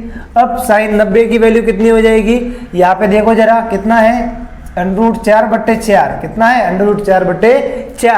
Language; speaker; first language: Hindi; native; Hindi